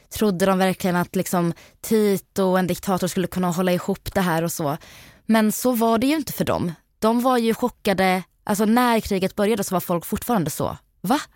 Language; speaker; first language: Swedish; early bilingual, other home language; Bosnian